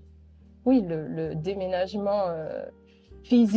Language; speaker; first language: French; non-native, local second language; Dutch